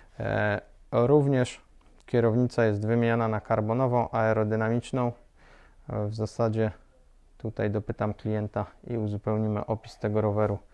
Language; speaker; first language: Polish; native; Polish